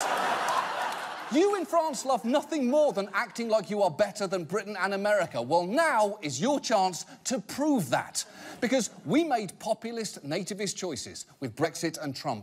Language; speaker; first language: English; native; English